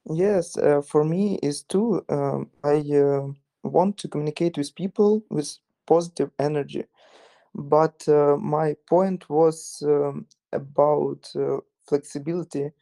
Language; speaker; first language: English; non-native, fluent; Ukrainian